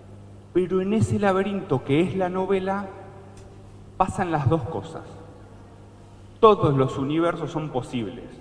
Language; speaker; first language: Spanish; native; Spanish